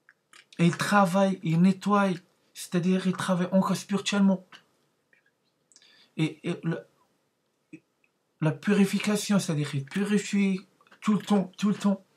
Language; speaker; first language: French; non-native, learner; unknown